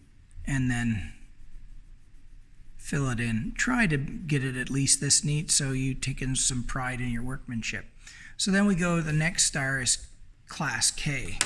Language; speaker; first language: English; native; English